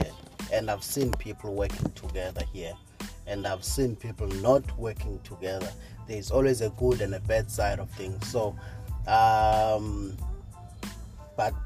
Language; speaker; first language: English; non-native, local second language; Xhosa